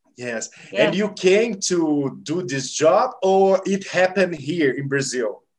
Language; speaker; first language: English; non-native, learner; Portuguese